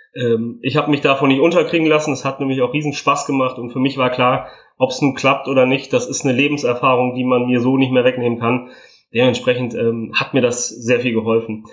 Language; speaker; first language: German; early bilingual, other home language; Italian